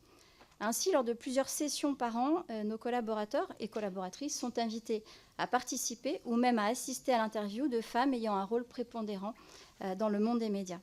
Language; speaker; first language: French; native; French